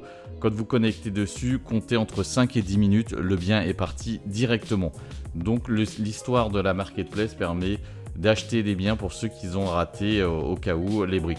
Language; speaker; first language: French; native; French